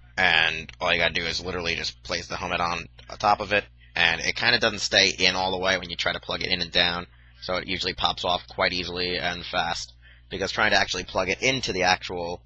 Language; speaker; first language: English; native; English